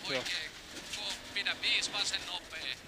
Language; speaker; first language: Finnish; native; Finnish